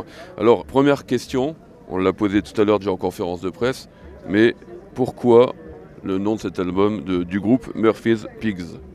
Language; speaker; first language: French; native; French